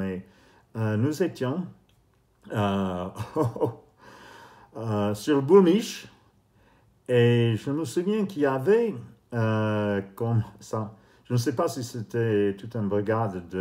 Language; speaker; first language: French; non-native, fluent; English